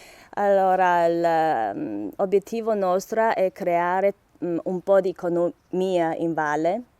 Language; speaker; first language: Italian; non-native, learner; Chinese